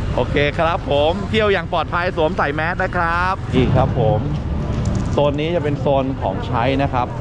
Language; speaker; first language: Thai; native; Thai